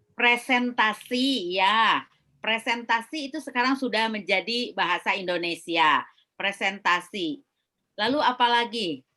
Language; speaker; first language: Indonesian; native; Indonesian